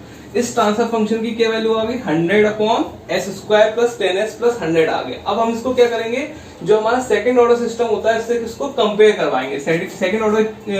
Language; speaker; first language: Hindi; native; Hindi